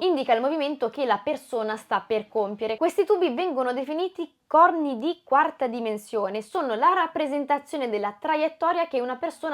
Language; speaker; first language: Italian; native; Italian